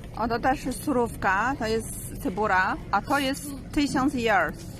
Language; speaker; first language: Polish; non-native, learner; Chinese